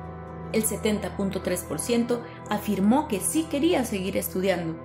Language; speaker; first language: Spanish; native; Spanish